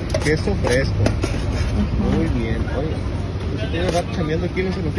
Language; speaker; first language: Spanish; native; Spanish